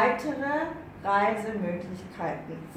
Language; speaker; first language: German; non-native, learner; Korean